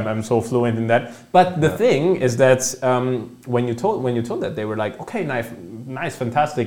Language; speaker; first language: English; non-native, fluent; Italian